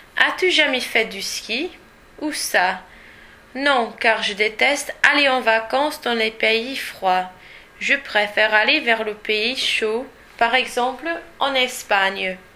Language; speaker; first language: French; non-native, learner; English